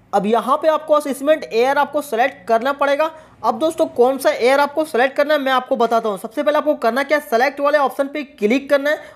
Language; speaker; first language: Hindi; native; Hindi